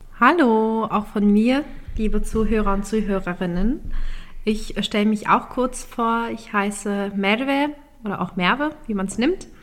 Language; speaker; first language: German; early bilingual, other home language; Turkish